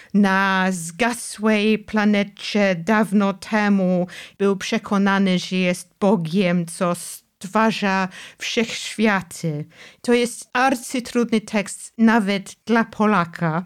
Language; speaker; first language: Polish; non-native, fluent; English